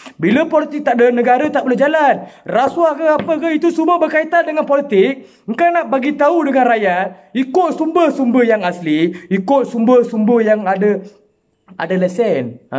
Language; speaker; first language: Malay; non-native, local second language; Tamil